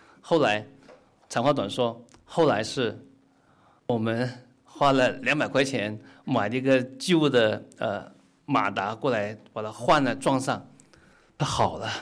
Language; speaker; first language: Chinese; non-native, local second language; Cantonese